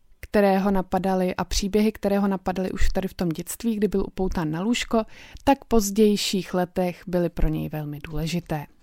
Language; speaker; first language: Czech; native; Czech